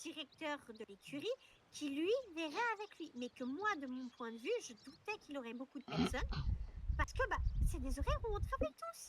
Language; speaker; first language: French; native; French